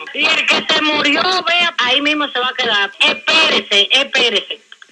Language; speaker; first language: Spanish; native; Spanish